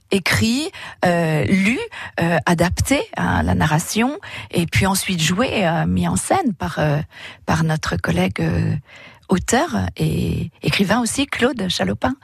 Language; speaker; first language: French; native; French